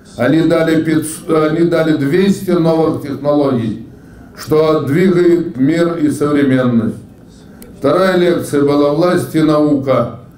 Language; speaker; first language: Russian; native; Russian